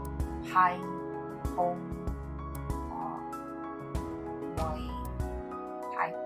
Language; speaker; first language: Vietnamese; non-native, learner; Chinese